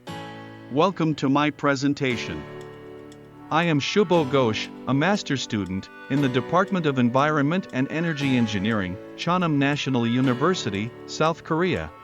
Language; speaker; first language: English; non-native, fluent; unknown